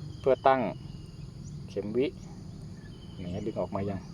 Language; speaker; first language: Thai; native; Thai